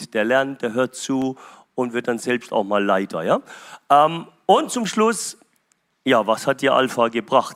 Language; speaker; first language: German; native; German